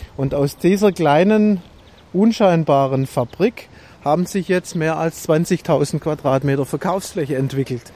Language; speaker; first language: German; native; German